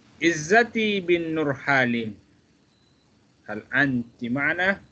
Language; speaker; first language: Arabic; non-native, fluent; Malay